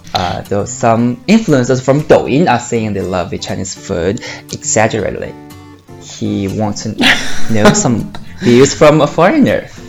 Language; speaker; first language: English; non-native, fluent; Chinese